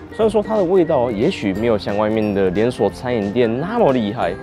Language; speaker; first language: Chinese; native; Chinese